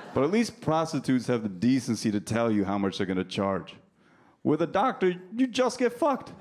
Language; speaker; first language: English; native; English